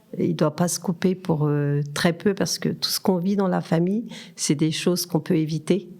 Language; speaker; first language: French; early bilingual, other home language; Turkish